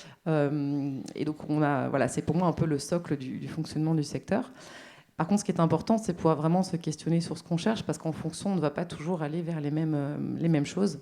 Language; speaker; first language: French; native; French